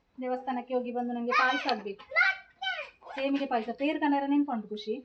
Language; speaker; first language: Kannada; native; Kannada